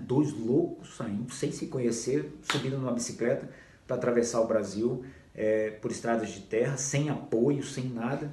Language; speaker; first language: Portuguese; native; Portuguese